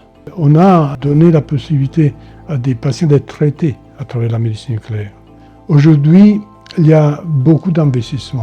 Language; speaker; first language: French; non-native, fluent; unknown